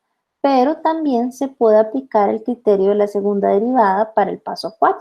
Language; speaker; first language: Spanish; native; Spanish